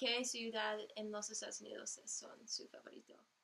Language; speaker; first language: Spanish; non-native, learner; English